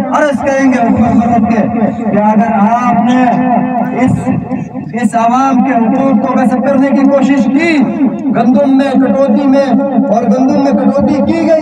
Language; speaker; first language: Urdu; non-native, local second language; Shina